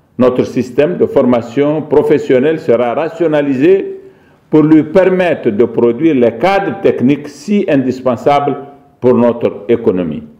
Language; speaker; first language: French; non-native, local second language; Arabic